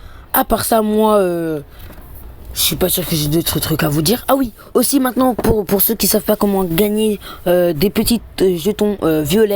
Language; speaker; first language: French; native; French